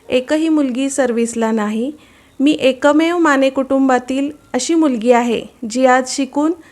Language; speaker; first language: Marathi; native; Marathi